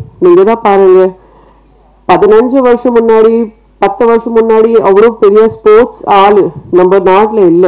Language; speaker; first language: Tamil; non-native, fluent; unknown